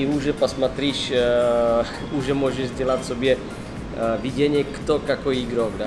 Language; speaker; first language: Russian; non-native, learner; Czech